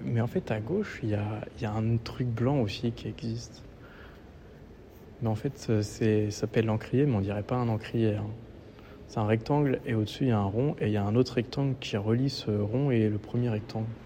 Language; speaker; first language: French; native; French